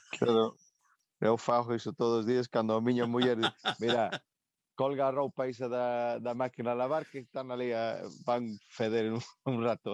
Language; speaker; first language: Galician; non-native, local second language; Spanish